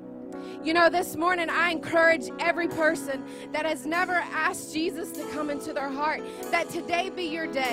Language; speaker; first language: English; native; English